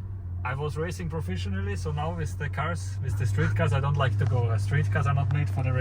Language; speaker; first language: English; non-native, fluent; German